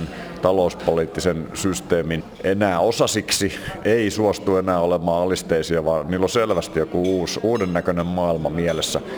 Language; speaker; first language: Finnish; native; Finnish